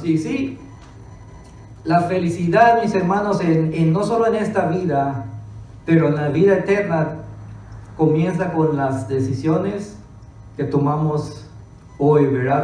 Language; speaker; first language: Spanish; early bilingual, other home language; English